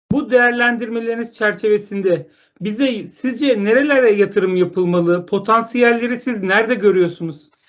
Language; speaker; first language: Turkish; native; Turkish